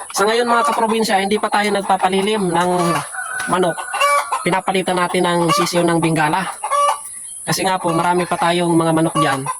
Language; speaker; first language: Filipino; non-native, local second language; Bikol